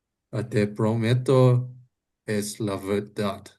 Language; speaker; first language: Spanish; non-native, learner; English